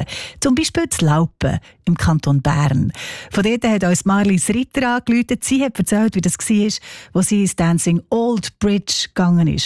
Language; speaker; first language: German; native; German